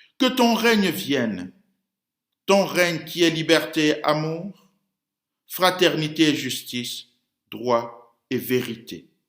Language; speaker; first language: French; native; French